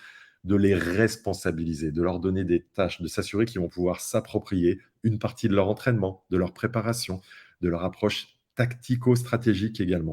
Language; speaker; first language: French; native; French